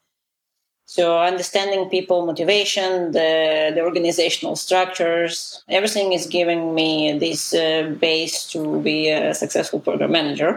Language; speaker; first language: English; non-native, fluent; Russian